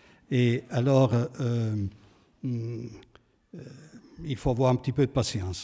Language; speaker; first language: French; non-native, fluent; Italian